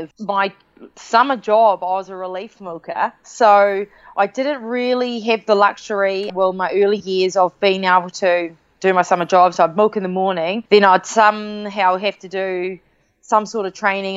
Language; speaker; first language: English; native; English